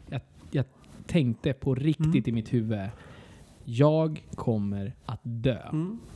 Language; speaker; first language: Swedish; early bilingual, other home language; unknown